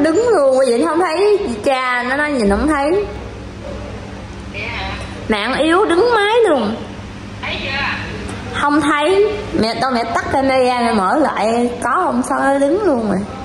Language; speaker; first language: Vietnamese; native; Vietnamese